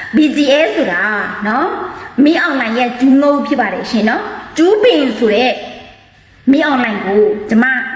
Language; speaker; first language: Burmese; non-native, local second language; Karen languages